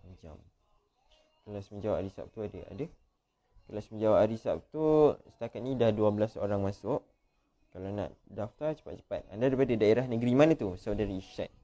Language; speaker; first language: Malay; native; Malay